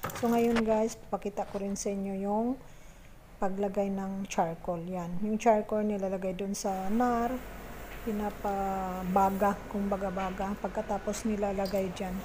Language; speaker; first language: Filipino; non-native, local second language; Cebuano